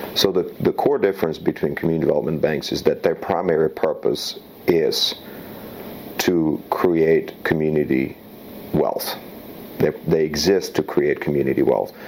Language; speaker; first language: English; early bilingual, other home language; Slovak